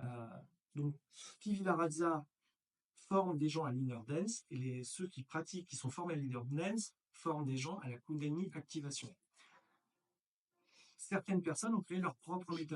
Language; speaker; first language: French; native; French